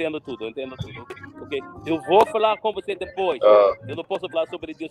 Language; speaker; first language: Portuguese; non-native, learner; English